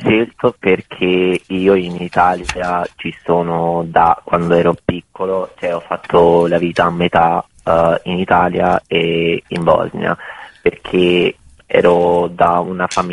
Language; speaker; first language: Italian; non-native, fluent; Bosnian